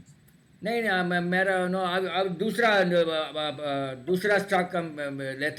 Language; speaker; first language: Hindi; non-native, local second language; Tamil